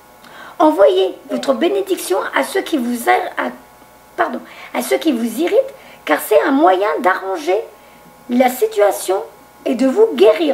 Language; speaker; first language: French; native; French